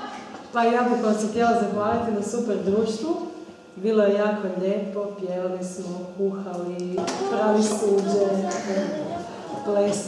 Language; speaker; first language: Croatian; native; Croatian